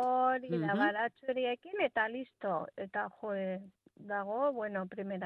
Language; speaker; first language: Basque; non-native, local second language; Spanish